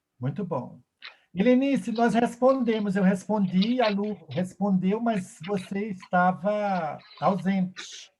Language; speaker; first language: Portuguese; native; Portuguese